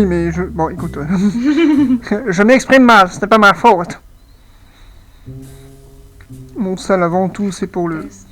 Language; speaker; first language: French; native; French